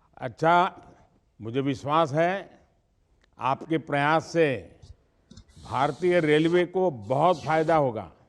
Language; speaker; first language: Hindi; non-native, local second language; Gujarati